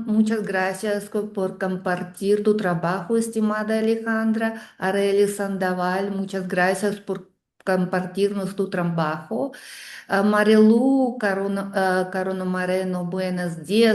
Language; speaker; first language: Spanish; non-native, fluent; Russian